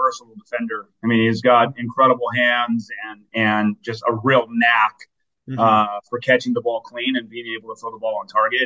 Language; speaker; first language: English; native; English